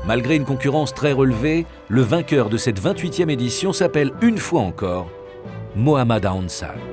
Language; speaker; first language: French; native; French